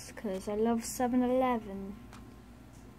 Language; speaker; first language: English; native; English